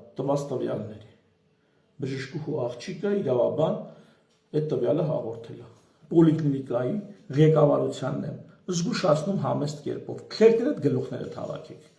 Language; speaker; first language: Armenian; native; Armenian